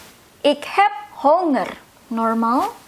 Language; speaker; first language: Dutch; non-native, fluent; Indonesian